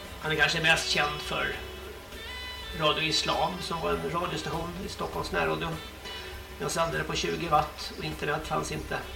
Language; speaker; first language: Swedish; native; Swedish